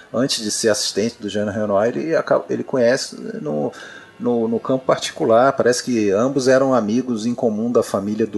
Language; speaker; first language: Portuguese; native; Portuguese